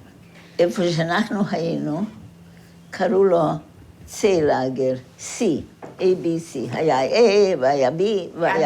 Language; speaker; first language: Hebrew; non-native, fluent; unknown